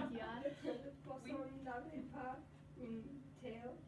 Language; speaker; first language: French; non-native, learner; English